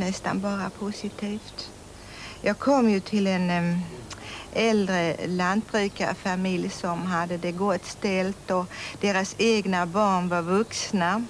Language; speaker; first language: Swedish; early bilingual, other home language; Finnish